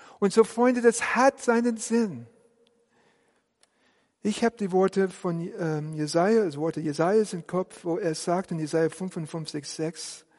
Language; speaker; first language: German; non-native, fluent; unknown